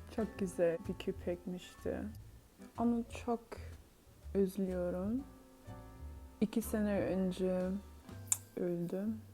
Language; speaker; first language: Turkish; early bilingual, heritage; Turkish